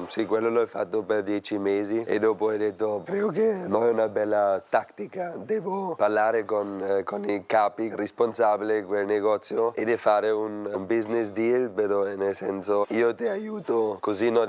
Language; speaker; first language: Italian; non-native, fluent; German